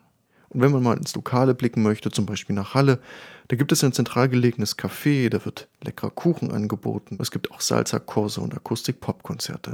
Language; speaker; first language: German; native; German